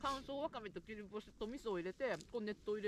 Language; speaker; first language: Japanese; native; Japanese